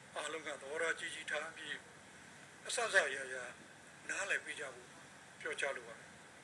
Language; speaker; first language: Burmese; native; Burmese